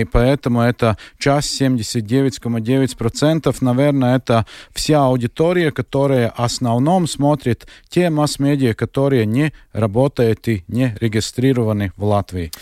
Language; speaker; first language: Russian; non-native, local second language; Latvian